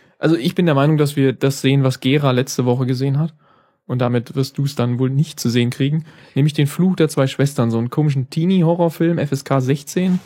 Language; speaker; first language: German; native; German